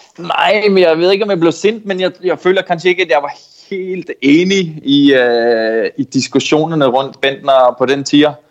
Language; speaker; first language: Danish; native; Danish